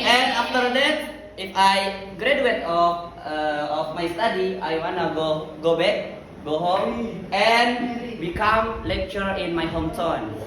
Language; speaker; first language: English; non-native, learner; Indonesian